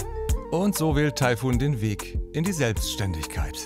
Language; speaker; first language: German; native; German